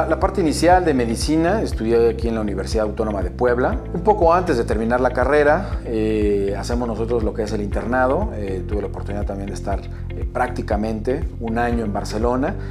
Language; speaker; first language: Spanish; native; Spanish